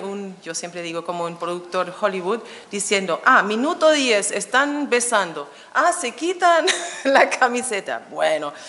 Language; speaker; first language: Spanish; non-native, fluent; German